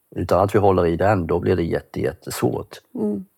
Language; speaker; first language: Swedish; native; Swedish